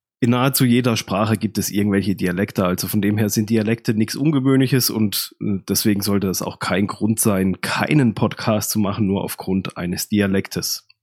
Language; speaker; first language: German; native; German